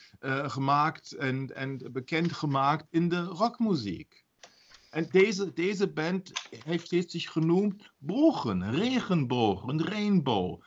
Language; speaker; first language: Dutch; non-native, learner; German